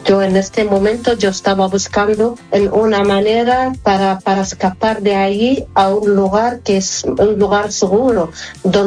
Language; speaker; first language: Spanish; non-native, fluent; Arabic